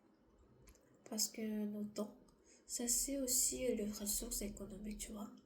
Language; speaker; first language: French; non-native, learner; Korean